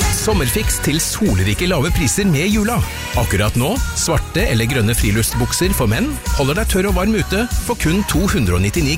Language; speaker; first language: Norwegian; native; Norwegian